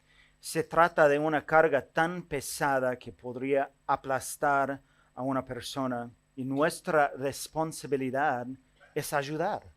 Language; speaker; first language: Spanish; non-native, fluent; English